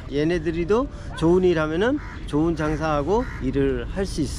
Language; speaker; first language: Korean; non-native, fluent; Hindi